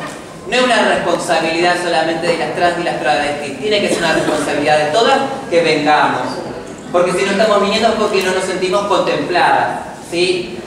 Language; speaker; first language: Spanish; native; Spanish